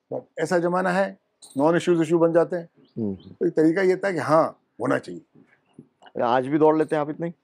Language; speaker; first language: Hindi; native; Hindi